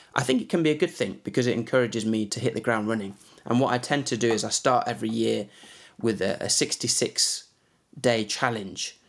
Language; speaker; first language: English; native; English